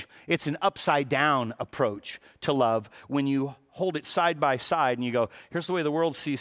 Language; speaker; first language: English; native; English